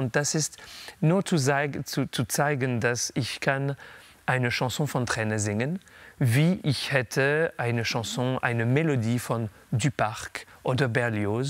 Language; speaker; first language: German; non-native, learner; French